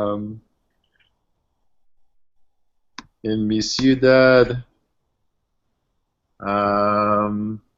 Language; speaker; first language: Spanish; non-native, learner; English